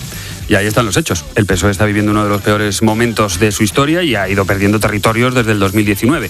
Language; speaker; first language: Spanish; native; Spanish